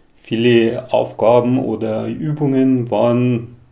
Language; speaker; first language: German; non-native, fluent; Russian